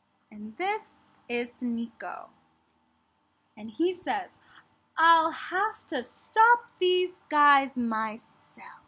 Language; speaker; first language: English; native; English